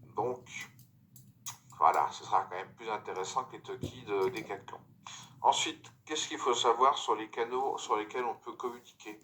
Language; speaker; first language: French; native; French